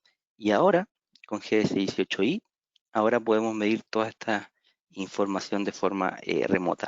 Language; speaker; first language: Spanish; native; Spanish